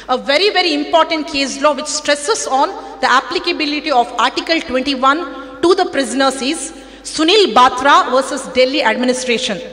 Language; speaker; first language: English; non-native, local second language; Kannada